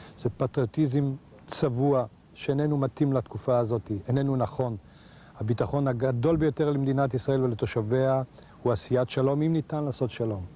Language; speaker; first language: Hebrew; native; Hebrew